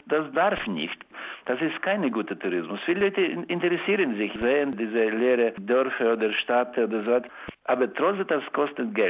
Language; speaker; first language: German; non-native, learner; Ukrainian